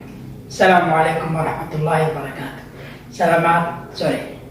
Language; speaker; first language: Indonesian; non-native, learner; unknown